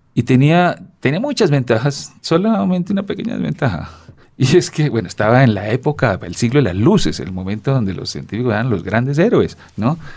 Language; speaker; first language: Spanish; native; Spanish